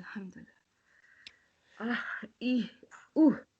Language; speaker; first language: Arabic; non-native, learner; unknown